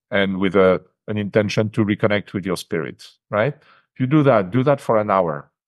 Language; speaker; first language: English; non-native, fluent; French